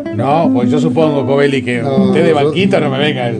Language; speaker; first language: Spanish; native; Spanish